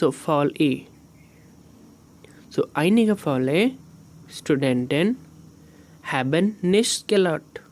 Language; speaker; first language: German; non-native, learner; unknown